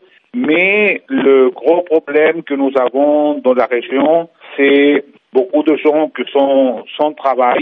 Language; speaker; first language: French; non-native, fluent; Spanish